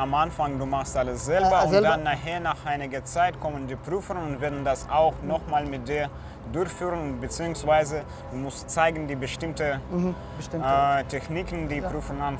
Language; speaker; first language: German; non-native, fluent; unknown